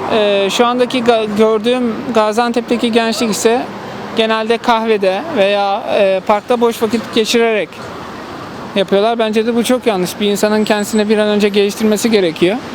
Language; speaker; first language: Turkish; native; Turkish